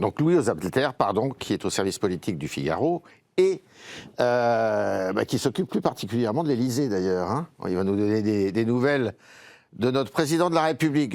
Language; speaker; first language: French; native; French